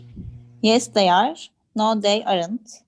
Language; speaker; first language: English; non-native, learner; Turkish